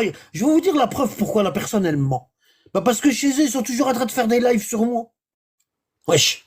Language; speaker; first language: French; native; French